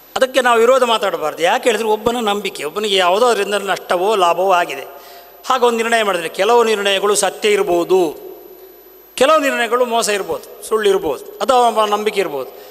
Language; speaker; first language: Kannada; non-native, local second language; Tulu